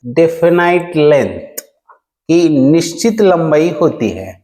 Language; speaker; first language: Hindi; non-native, local second language; Marathi